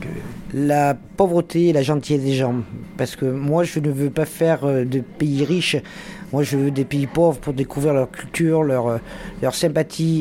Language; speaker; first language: French; native; French